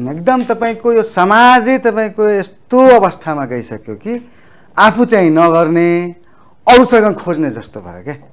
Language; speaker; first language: Nepali; non-native, local second language; Maithili